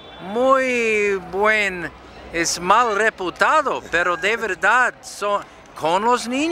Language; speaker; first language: Spanish; non-native, learner; English